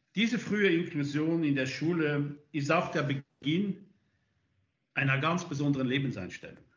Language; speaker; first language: German; native; German